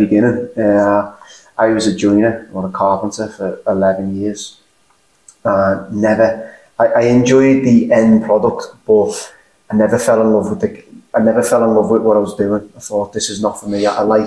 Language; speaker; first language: English; native; English